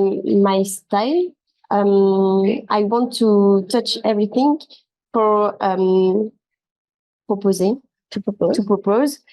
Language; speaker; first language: English; non-native, learner; French